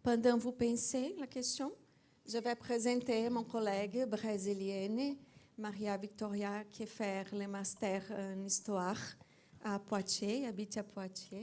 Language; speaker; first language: French; non-native, fluent; Portuguese